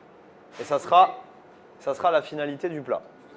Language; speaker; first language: French; native; French